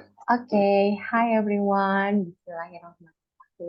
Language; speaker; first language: English; non-native, fluent; Indonesian